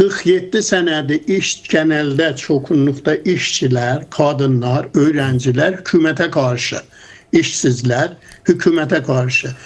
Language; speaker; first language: Turkish; non-native, fluent; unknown